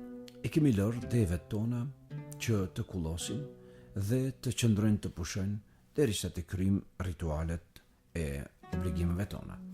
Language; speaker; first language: Albanian; native; Albanian